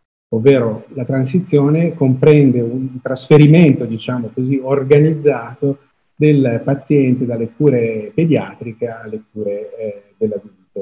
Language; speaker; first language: Italian; native; Italian